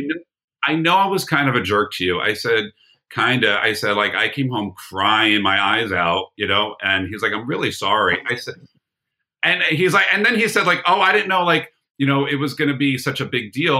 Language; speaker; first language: English; native; English